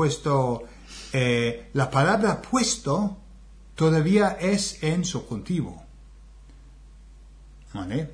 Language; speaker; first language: Spanish; non-native, fluent; English